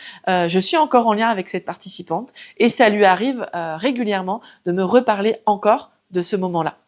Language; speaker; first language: French; native; French